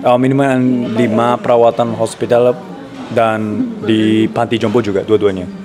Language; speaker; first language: Indonesian; non-native, fluent; Japanese